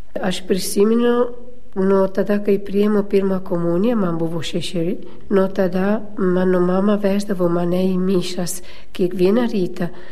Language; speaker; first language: Lithuanian; non-native, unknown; Italian